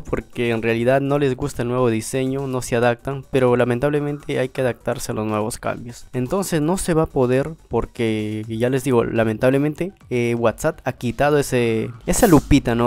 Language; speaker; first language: Spanish; native; Spanish